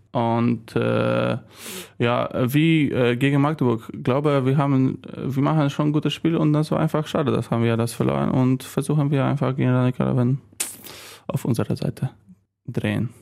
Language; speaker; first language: German; non-native, learner; Polish